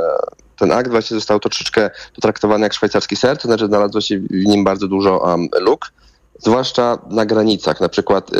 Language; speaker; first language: Polish; native; Polish